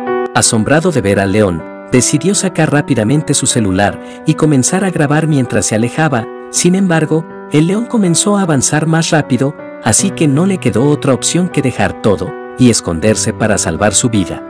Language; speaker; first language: Spanish; native; Spanish